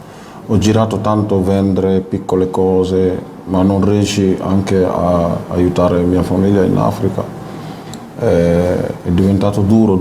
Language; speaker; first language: Italian; non-native, fluent; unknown